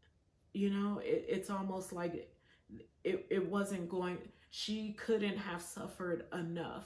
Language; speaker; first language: English; native; English